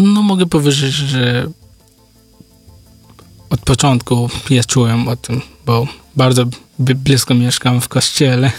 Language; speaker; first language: Polish; non-native, learner; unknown